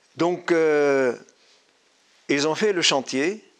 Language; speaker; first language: French; non-native, fluent; Arabic